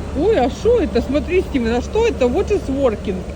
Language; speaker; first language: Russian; native; Russian